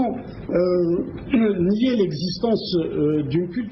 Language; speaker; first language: French; non-native, local second language; Kabyle